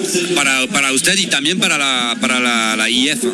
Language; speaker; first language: Spanish; non-native, learner; French